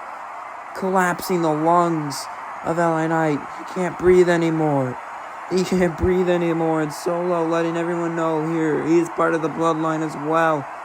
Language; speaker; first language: English; native; English